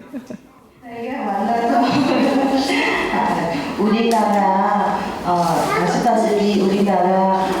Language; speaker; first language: Korean; non-native, learner; Vietnamese